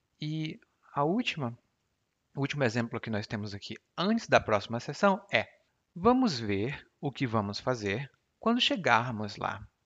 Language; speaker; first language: Portuguese; native; Portuguese